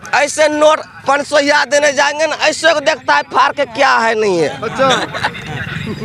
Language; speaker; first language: Hindi; native; Hindi